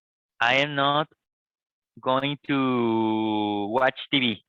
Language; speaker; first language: English; non-native, learner; Spanish